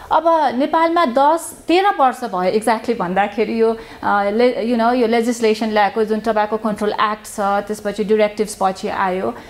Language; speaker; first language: Nepali; native; Nepali